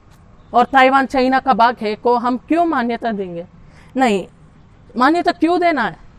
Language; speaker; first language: Hindi; non-native, local second language; Telugu